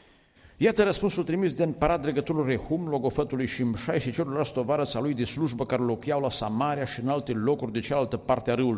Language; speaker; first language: Romanian; native; Romanian